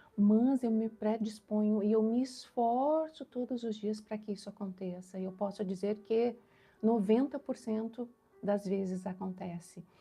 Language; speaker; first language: Portuguese; native; Portuguese